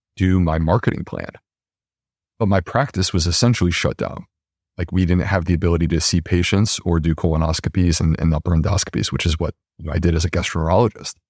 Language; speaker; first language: English; native; English